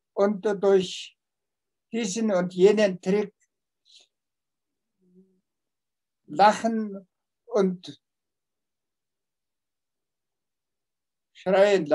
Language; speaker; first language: German; non-native, fluent; Tuvinian